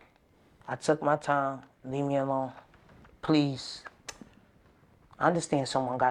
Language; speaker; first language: English; native; English